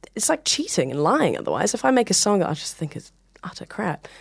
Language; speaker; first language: English; native; English